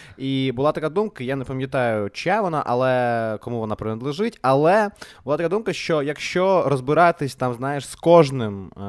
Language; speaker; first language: Ukrainian; non-native, local second language; Russian